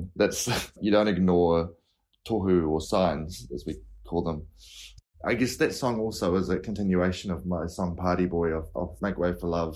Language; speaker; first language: English; native; English